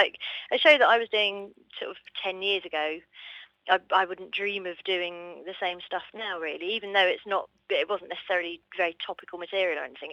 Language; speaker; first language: English; native; English